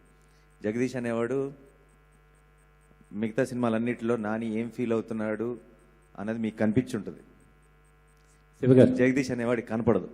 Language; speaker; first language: Telugu; native; Telugu